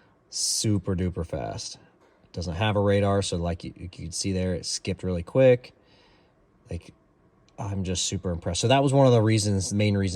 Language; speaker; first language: English; native; English